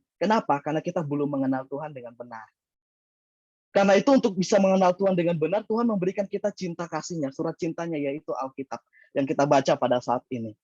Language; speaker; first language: Indonesian; native; Indonesian